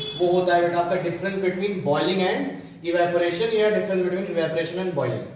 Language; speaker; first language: Hindi; native; Hindi